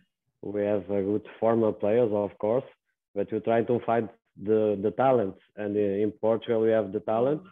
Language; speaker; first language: English; non-native, learner; Portuguese